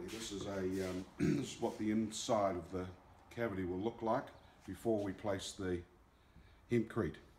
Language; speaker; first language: English; native; English